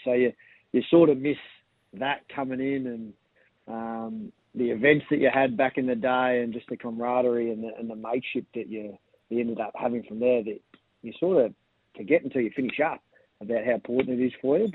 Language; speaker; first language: English; native; English